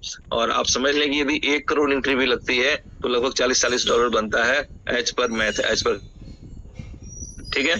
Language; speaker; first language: Hindi; native; Hindi